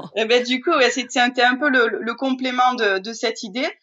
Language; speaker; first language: French; native; French